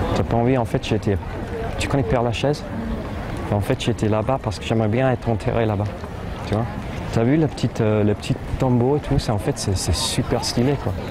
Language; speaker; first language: French; non-native, fluent; English